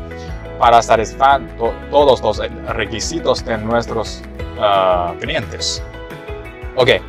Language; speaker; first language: Spanish; non-native, learner; Chinese